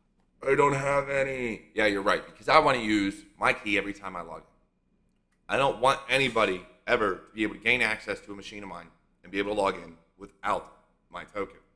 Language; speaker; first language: English; native; English